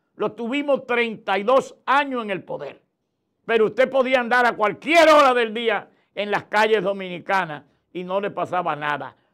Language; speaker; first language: Spanish; native; Spanish